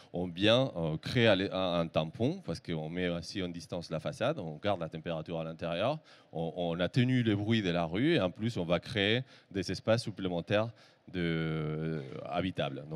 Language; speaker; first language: French; native; French